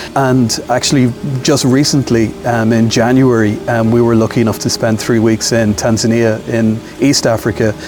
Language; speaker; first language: English; native; English